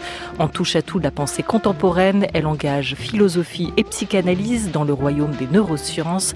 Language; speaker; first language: French; native; French